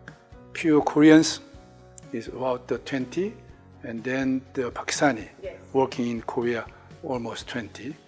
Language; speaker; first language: English; non-native, learner; Korean